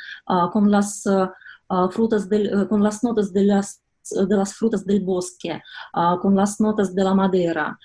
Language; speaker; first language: Spanish; non-native, fluent; Russian